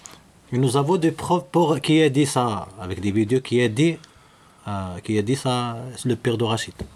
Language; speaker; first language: French; non-native, learner; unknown